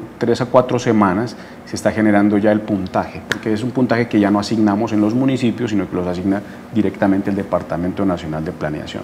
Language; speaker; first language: Spanish; native; Spanish